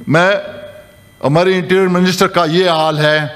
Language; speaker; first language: Urdu; native; Urdu